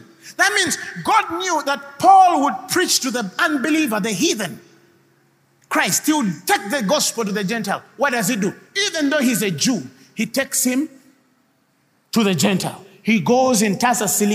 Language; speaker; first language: English; non-native, local second language; Ganda